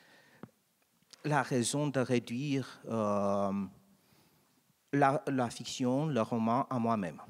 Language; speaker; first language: French; non-native, learner; Romanian